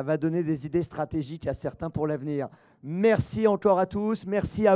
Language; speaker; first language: French; native; French